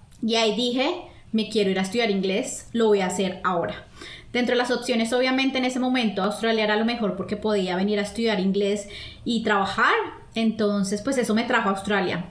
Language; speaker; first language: Spanish; native; Spanish